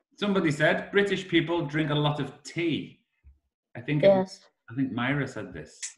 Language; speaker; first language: English; native; English